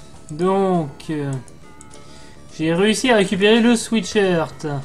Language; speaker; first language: French; native; French